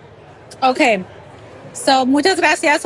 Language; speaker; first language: Spanish; early bilingual, heritage; Spanish